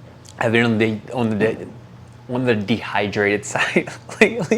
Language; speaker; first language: English; native; English